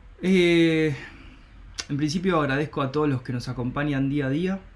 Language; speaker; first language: Spanish; native; Spanish